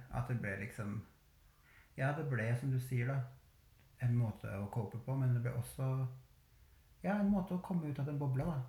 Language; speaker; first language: Norwegian; early bilingual, other home language; Albanian